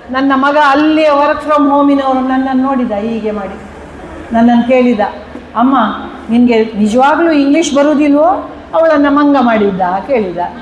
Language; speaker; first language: Kannada; non-native, local second language; Konkani